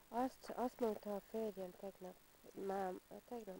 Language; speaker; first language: Hungarian; early bilingual, heritage; Hungarian